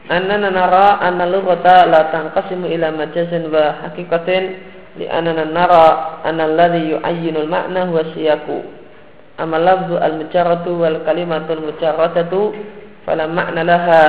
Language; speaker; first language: Arabic; non-native, fluent; Indonesian